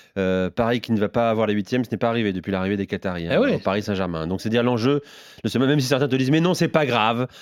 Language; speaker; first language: French; native; French